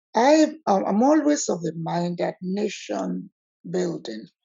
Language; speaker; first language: English; non-native, local second language; Yoruba